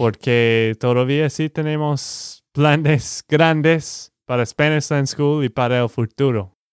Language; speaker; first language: Spanish; non-native, learner; English